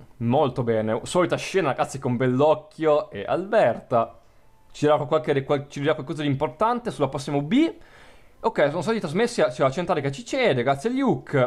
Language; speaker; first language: Italian; native; Italian